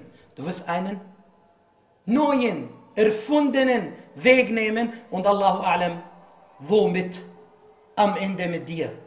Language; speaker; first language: German; non-native, fluent; Arabic